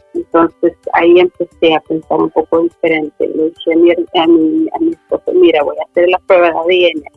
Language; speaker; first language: Spanish; early bilingual, other home language; Swedish